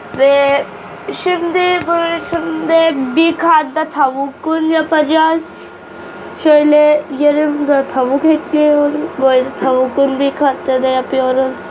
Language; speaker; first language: Turkish; non-native, learner; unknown